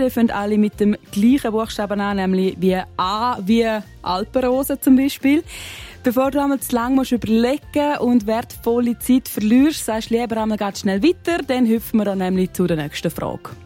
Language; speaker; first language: German; native; German